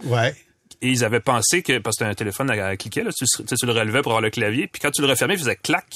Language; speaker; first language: French; native; French